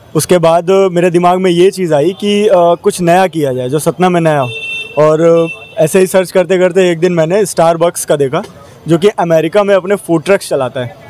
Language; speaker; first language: Hindi; native; Hindi